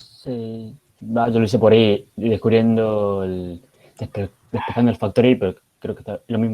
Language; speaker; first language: Spanish; native; Spanish